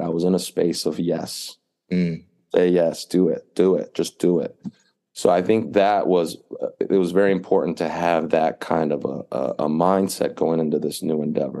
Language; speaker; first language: English; native; English